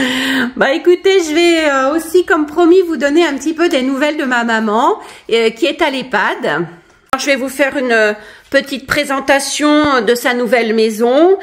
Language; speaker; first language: French; native; French